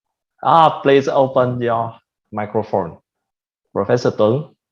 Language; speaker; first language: English; non-native, fluent; Vietnamese